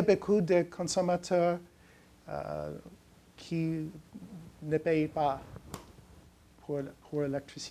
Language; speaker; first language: French; non-native, learner; English